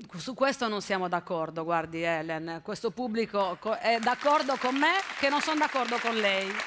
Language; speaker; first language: Italian; native; Italian